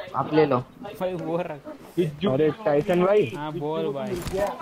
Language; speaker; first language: Hindi; non-native, local second language; Kannada